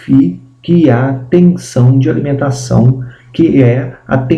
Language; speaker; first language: Portuguese; native; Portuguese